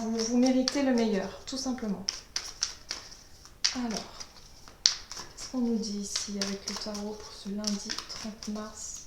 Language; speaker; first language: French; native; French